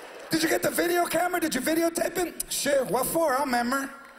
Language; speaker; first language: English; early bilingual, other home language; Spanish